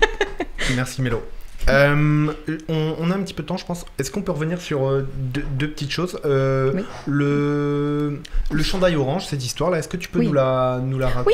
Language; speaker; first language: French; native; French